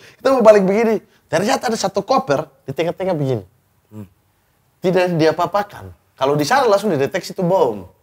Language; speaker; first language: Indonesian; native; Indonesian